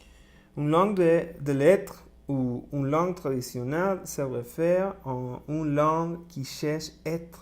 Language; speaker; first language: French; non-native, learner; Spanish